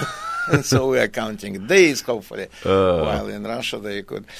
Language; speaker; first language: English; non-native, fluent; Russian